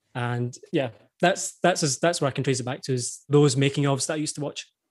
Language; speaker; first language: English; native; English